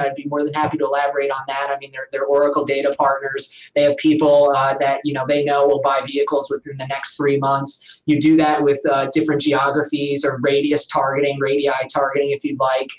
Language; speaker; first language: English; native; English